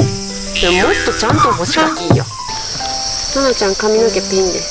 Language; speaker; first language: Japanese; native; Japanese